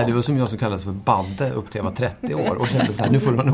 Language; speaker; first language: Swedish; native; Swedish